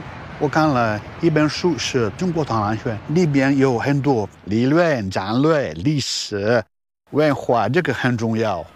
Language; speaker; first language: Chinese; non-native, learner; Italian